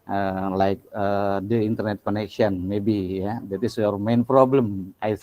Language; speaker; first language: English; non-native, local second language; Indonesian